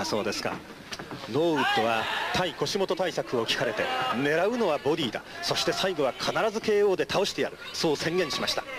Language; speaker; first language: Japanese; native; Japanese